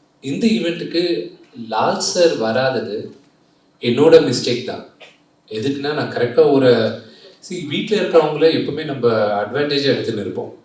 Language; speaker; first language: Tamil; non-native, fluent; Telugu